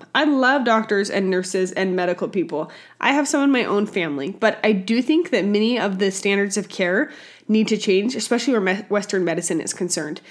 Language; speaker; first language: English; native; English